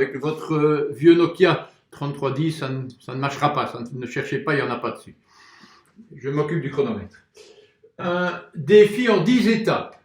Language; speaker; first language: French; native; French